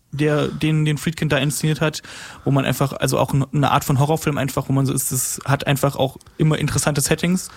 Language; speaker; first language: German; native; German